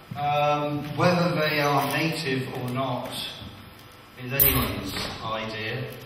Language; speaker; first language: English; native; English